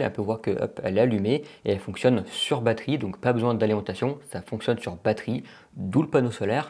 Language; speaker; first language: French; native; French